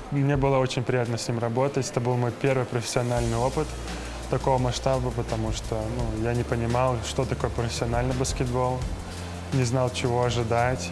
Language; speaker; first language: Russian; native; Russian